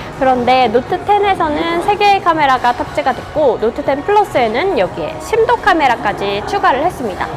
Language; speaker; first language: Korean; native; Korean